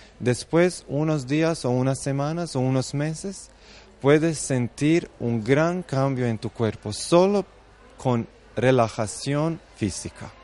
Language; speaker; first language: Spanish; non-native, fluent; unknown